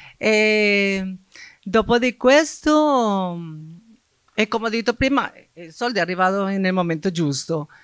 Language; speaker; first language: Italian; non-native, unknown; Spanish